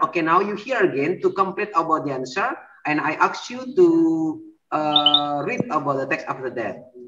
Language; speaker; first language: English; non-native, learner; Indonesian